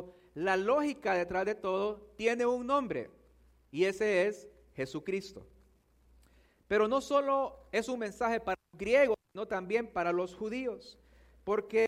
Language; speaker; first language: Spanish; native; Spanish